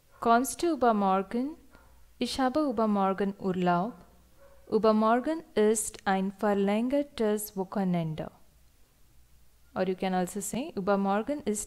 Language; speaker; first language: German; non-native, fluent; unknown